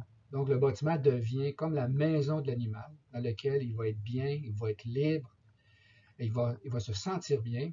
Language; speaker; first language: French; native; French